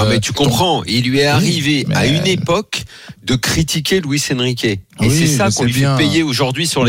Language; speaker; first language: French; native; French